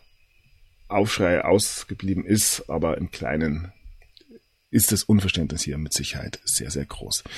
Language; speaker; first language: German; native; German